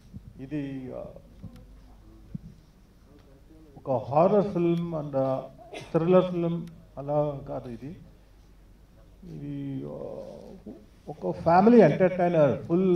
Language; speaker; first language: Telugu; non-native, learner; Tamil